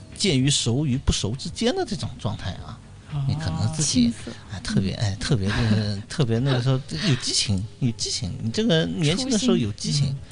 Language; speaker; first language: Chinese; native; Chinese